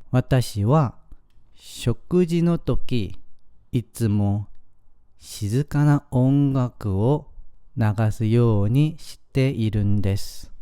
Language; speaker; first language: Japanese; non-native, fluent; Korean